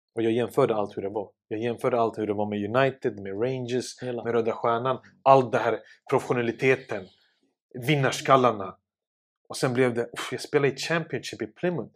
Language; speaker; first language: Swedish; early bilingual, other home language; Serbian